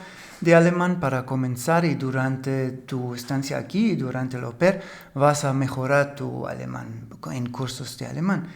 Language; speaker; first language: Spanish; non-native, fluent; German